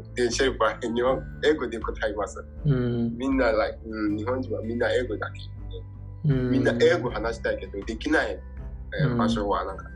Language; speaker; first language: Japanese; non-native, learner; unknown